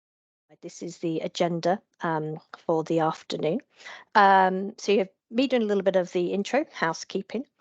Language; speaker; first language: English; native; English